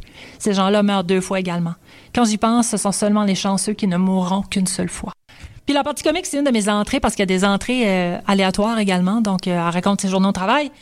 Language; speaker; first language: French; native; French